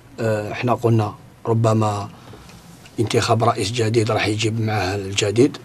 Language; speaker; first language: Arabic; native; Arabic